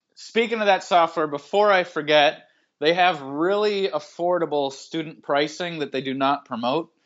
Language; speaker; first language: English; native; English